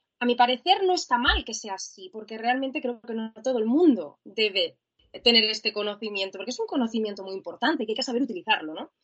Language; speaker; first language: Spanish; native; Spanish